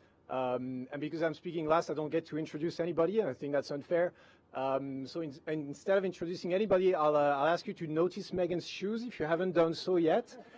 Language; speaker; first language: English; non-native, fluent; French